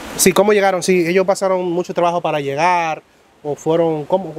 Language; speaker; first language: Spanish; native; Spanish